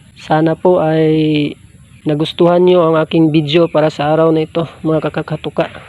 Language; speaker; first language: Filipino; non-native, local second language; Cebuano